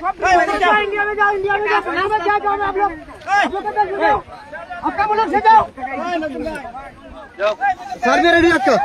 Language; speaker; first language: Hindi; non-native, learner; Bangla